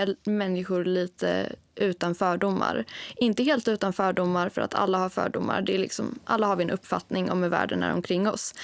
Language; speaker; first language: Swedish; native; Swedish